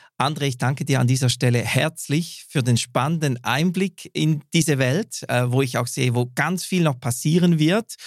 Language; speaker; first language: German; native; German